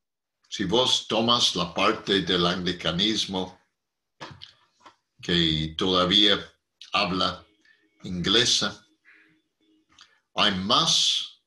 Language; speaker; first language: Spanish; non-native, fluent; English